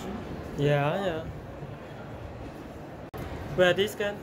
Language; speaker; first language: Danish; non-native, learner; Thai